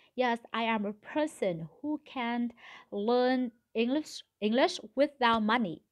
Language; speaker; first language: English; non-native, learner; Vietnamese